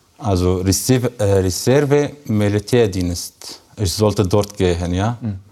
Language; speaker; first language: German; non-native, learner; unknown